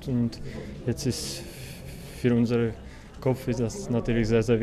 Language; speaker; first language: German; non-native, learner; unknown